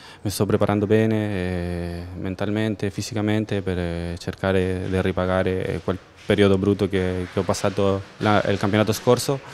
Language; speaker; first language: Italian; non-native, fluent; Spanish